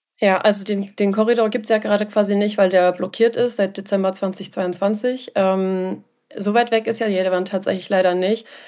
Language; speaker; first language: German; native; German